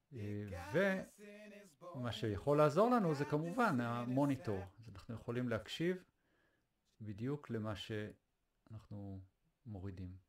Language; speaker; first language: Hebrew; native; Hebrew